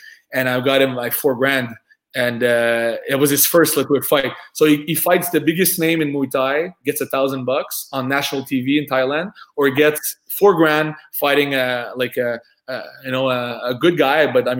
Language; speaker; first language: English; non-native, fluent; French